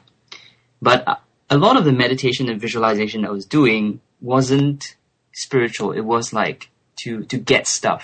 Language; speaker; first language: English; native; English